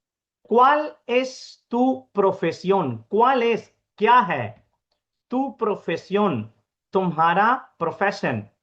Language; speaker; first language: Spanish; non-native, fluent; Urdu